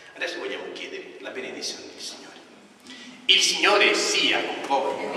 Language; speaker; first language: Italian; non-native, fluent; Portuguese